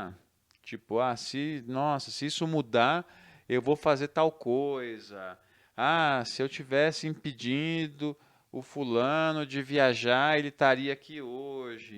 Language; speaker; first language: Portuguese; native; Portuguese